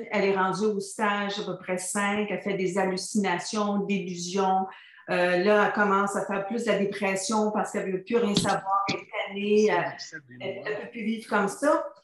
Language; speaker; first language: French; native; French